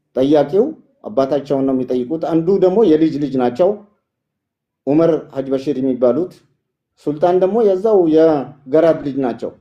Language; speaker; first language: Amharic; non-native, local second language; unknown